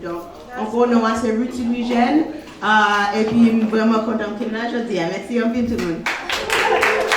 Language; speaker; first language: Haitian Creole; early bilingual, heritage; Haitian Creole